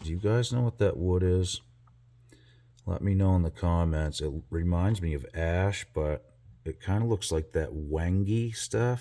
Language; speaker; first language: English; native; English